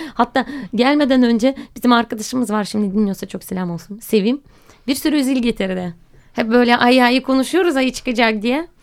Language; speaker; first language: Turkish; non-native, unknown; Russian